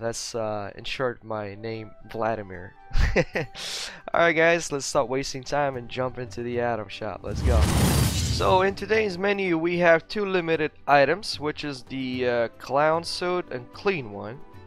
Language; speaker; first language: English; non-native, fluent; Russian